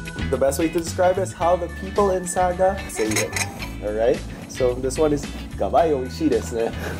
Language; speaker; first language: English; non-native, local second language; Filipino